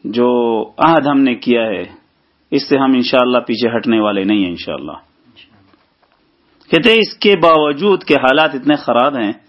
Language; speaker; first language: Urdu; native; Urdu